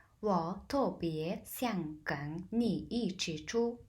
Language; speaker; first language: Chinese; non-native, fluent; Mongolian